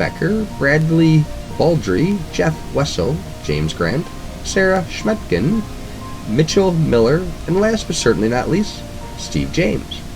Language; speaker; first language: English; native; English